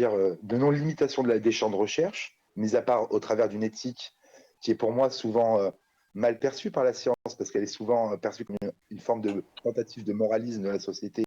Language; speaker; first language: French; native; French